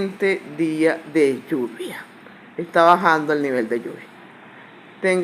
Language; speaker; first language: Spanish; native; Spanish